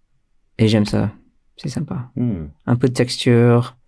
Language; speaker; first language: French; non-native, fluent; English